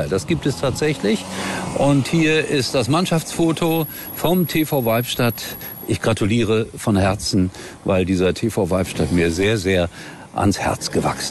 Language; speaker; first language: German; native; German